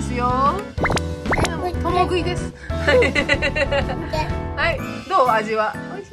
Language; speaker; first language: Japanese; native; Japanese